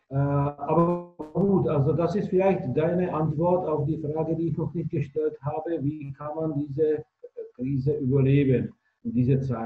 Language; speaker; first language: German; non-native, fluent; Czech